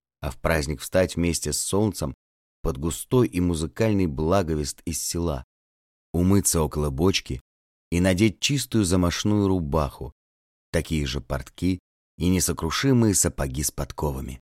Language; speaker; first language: Russian; native; Russian